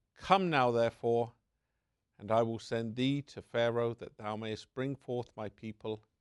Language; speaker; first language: English; native; English